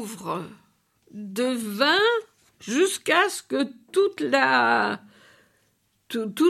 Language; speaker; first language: French; native; French